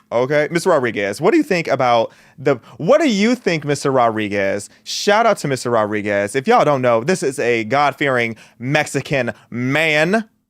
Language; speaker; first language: English; native; English